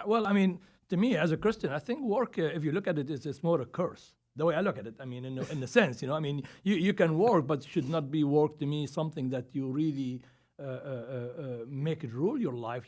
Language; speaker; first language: English; non-native, fluent; Greek